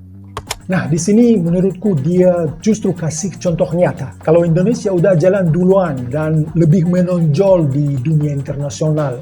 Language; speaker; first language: Indonesian; non-native, fluent; Russian